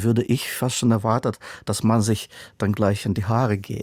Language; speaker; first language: German; non-native, fluent; Russian